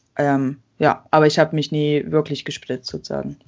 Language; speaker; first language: German; native; German